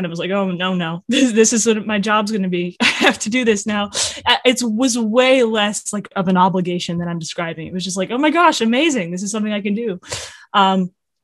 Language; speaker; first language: English; native; English